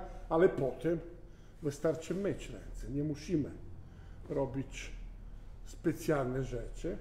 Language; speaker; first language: Polish; non-native, fluent; Italian